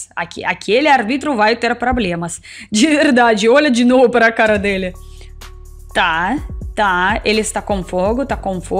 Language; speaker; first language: Portuguese; non-native, learner; Russian